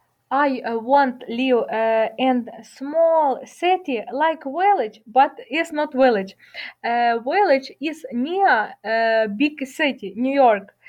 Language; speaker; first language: English; non-native, learner; Ukrainian